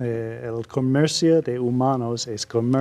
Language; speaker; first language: Spanish; non-native, learner; English